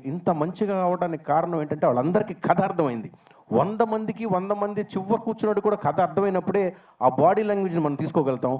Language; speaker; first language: Telugu; native; Telugu